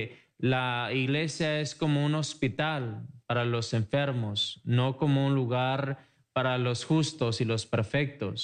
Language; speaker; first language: Spanish; native; Spanish